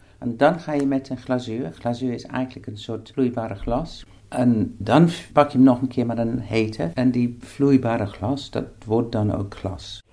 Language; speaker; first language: Dutch; non-native, fluent; English